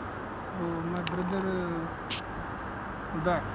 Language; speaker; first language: English; non-native, learner; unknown